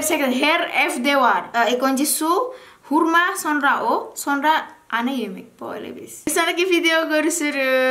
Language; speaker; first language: Turkish; non-native, learner; Indonesian